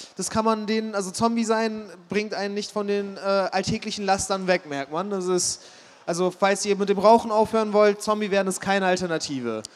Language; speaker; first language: German; native; German